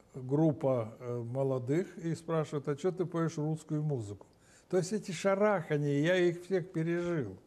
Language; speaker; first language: Russian; non-native, local second language; Romanian